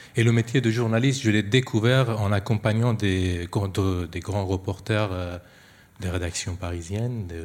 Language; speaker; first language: French; non-native, fluent; Persian